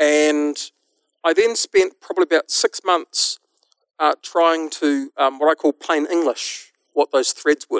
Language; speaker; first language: English; native; English